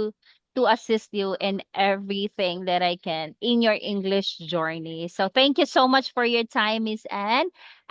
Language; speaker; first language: English; non-native, local second language; Cebuano